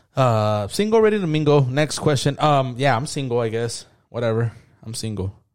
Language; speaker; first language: English; early bilingual, other home language; Spanish